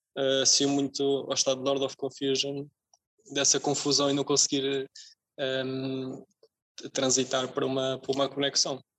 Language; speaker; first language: Portuguese; native; Portuguese